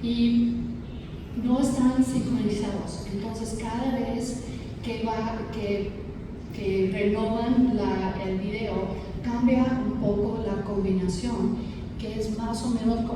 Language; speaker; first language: Spanish; non-native, fluent; English